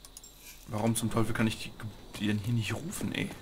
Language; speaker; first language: German; native; German